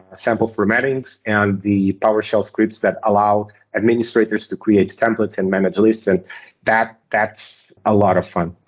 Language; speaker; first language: English; non-native, fluent; Portuguese